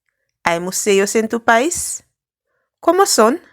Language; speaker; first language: Spanish; non-native, fluent; English